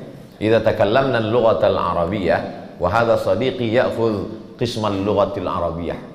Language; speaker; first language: Arabic; non-native, fluent; Indonesian